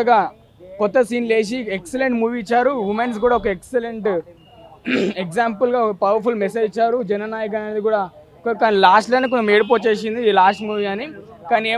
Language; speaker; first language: Telugu; native; Telugu